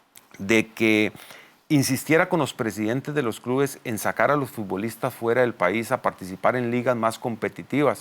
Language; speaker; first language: Spanish; native; Spanish